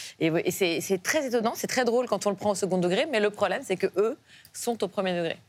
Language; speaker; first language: French; native; French